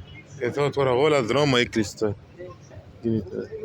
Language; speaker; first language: Greek; non-native, learner; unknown